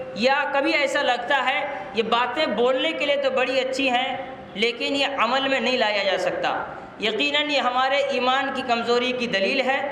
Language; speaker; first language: Urdu; native; Urdu